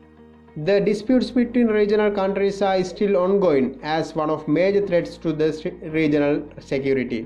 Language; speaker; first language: English; non-native, local second language; Sinhala